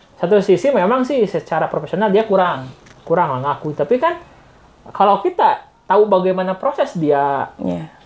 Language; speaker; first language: Indonesian; non-native, local second language; Sundanese